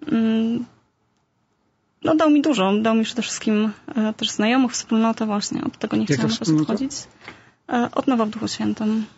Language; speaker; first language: Polish; native; Polish